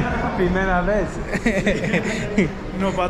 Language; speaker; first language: Spanish; native; Spanish